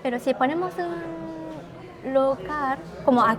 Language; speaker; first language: Spanish; non-native, learner; Japanese